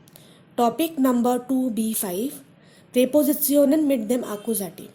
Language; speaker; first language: German; non-native, fluent; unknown